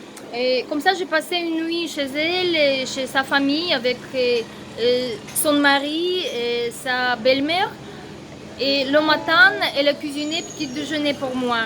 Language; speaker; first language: French; non-native, fluent; Russian